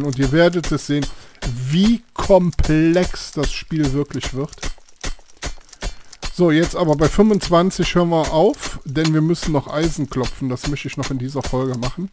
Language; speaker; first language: German; native; German